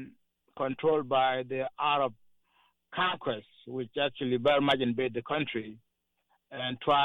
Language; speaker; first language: English; non-native, fluent; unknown